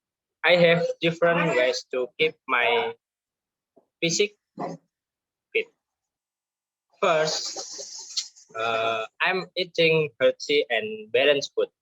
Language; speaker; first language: English; non-native, learner; Indonesian